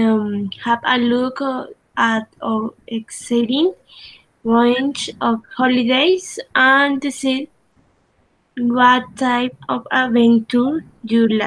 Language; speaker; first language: English; non-native, learner; Spanish